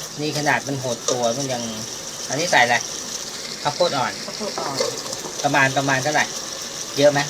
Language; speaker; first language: Thai; native; Thai